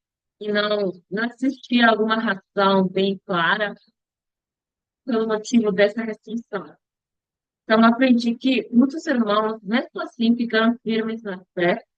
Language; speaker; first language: Portuguese; non-native, learner; Spanish